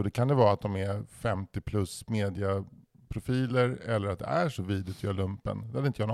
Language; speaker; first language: Swedish; native; Swedish